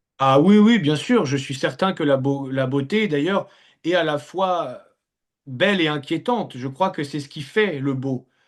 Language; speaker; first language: French; native; French